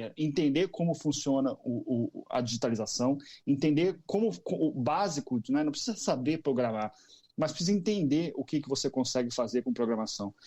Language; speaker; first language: Portuguese; native; Portuguese